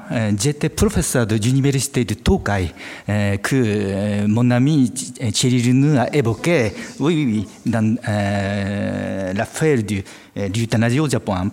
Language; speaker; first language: French; non-native, fluent; Japanese